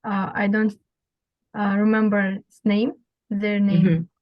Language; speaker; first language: English; non-native, learner; Russian